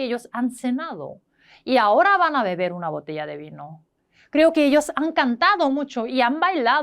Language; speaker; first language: Spanish; non-native, fluent; Korean